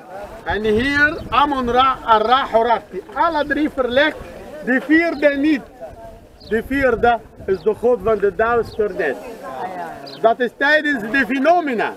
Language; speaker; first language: Dutch; non-native, learner; Arabic